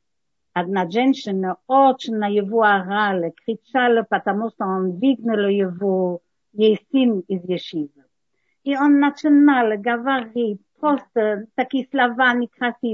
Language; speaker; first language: Russian; non-native, learner; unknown